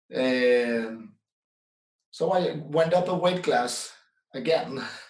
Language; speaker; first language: English; non-native, fluent; Dutch